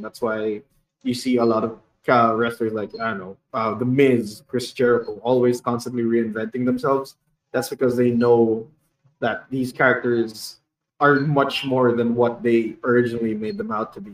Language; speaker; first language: English; non-native, local second language; Hiligaynon